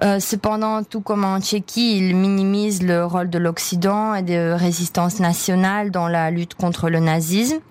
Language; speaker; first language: French; non-native, fluent; Czech